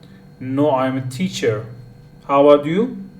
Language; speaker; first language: English; non-native, learner; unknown